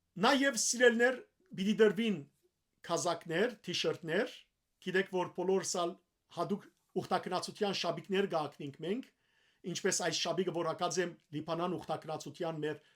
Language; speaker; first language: Armenian; early bilingual, heritage; Armenian